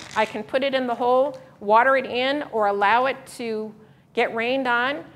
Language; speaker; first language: English; native; English